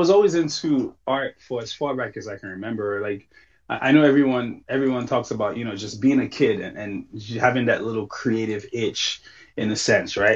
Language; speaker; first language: English; non-native, local second language; Yoruba